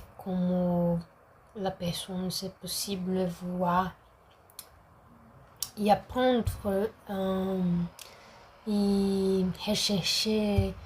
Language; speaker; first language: French; non-native, learner; Portuguese